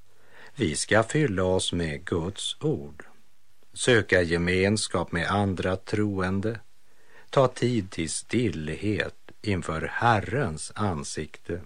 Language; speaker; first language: Swedish; native; Swedish